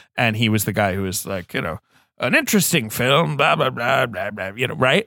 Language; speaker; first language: English; native; English